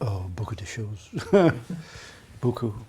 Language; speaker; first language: French; non-native, learner; English